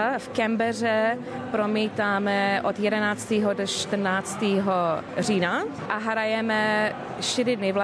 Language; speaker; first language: Czech; early bilingual, heritage; English